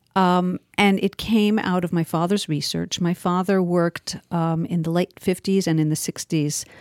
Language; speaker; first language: English; early bilingual, other home language; Yiddish